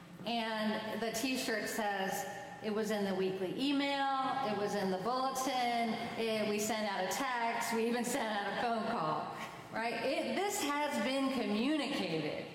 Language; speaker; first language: English; native; English